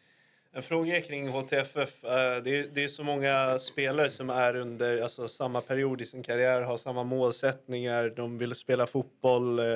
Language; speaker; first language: Swedish; native; Swedish